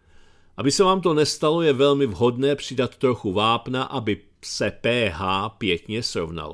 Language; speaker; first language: Czech; native; Czech